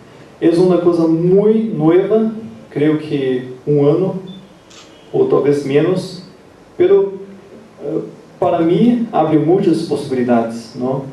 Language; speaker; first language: Spanish; non-native, learner; Portuguese